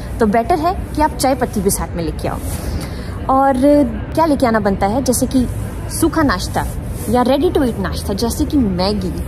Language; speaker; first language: Hindi; native; Hindi